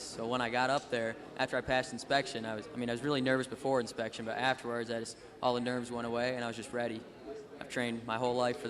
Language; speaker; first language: English; native; English